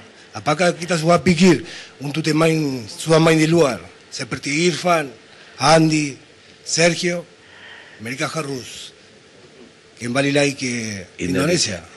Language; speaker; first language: Indonesian; non-native, fluent; Spanish